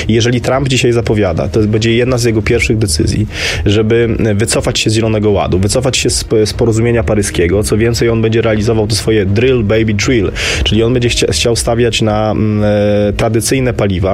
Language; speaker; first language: Polish; native; Polish